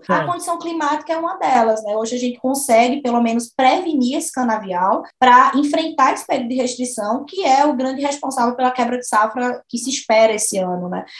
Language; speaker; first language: Portuguese; native; Portuguese